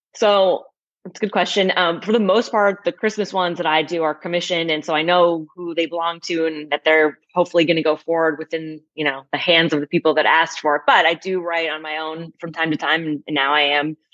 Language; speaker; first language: English; native; English